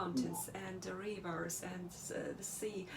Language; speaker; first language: English; non-native, learner; Russian